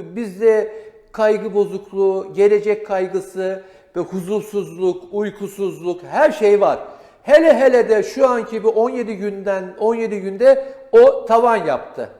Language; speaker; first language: Turkish; native; Turkish